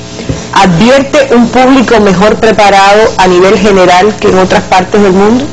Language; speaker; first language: Spanish; native; Spanish